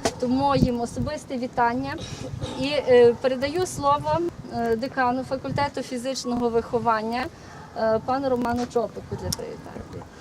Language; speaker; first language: Ukrainian; native; Ukrainian